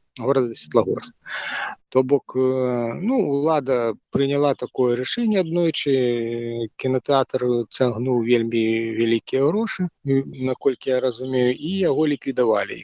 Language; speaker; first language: Belarusian; non-native, local second language; Russian